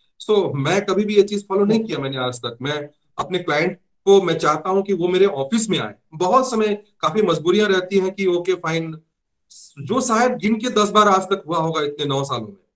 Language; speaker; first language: Hindi; native; Hindi